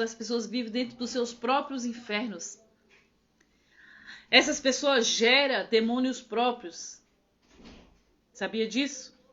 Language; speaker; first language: Portuguese; native; Portuguese